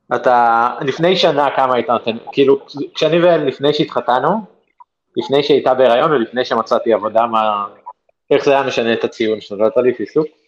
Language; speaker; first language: Hebrew; native; Hebrew